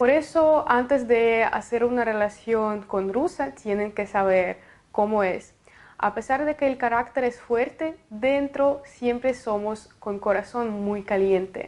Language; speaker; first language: Spanish; non-native, fluent; Russian